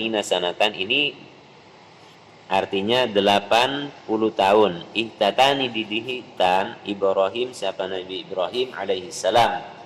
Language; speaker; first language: Indonesian; native; Indonesian